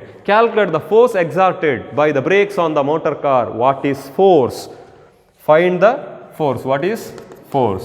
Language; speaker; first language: English; non-native, local second language; Kannada